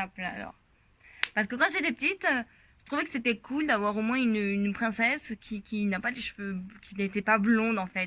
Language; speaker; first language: French; native; French